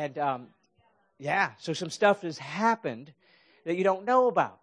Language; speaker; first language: English; native; English